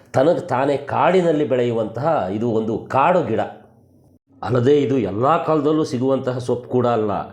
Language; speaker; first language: Kannada; native; Kannada